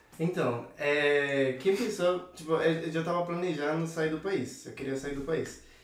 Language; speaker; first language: Portuguese; non-native, fluent; Spanish